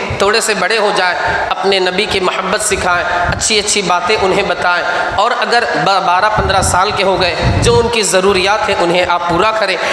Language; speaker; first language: Urdu; native; Urdu